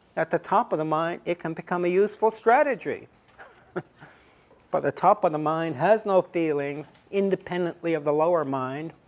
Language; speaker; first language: English; non-native, fluent; Estonian